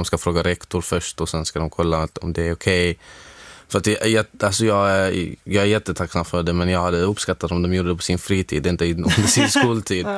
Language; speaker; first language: Swedish; non-native, fluent; Arabic